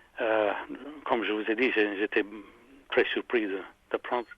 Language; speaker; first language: French; non-native, fluent; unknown